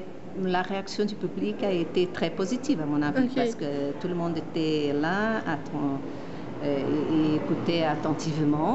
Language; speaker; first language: French; non-native, fluent; Portuguese